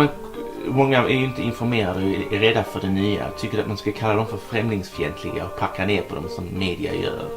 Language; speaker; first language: Swedish; native; Swedish